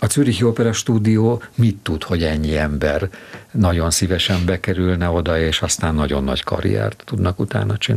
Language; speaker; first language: Hungarian; native; Hungarian